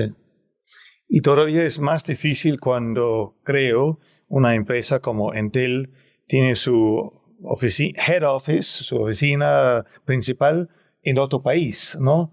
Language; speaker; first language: Spanish; non-native, fluent; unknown